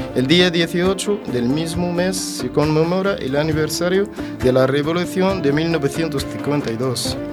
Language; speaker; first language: Spanish; non-native, fluent; Arabic